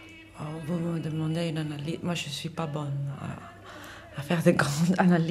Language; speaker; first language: French; non-native, fluent; Dutch